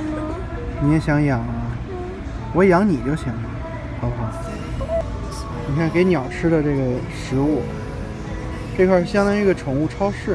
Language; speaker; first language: Chinese; native; Chinese